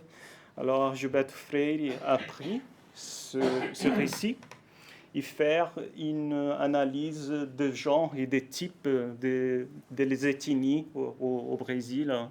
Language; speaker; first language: French; non-native, fluent; Portuguese